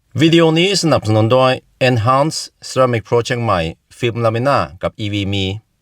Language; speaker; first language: Thai; non-native, fluent; Norwegian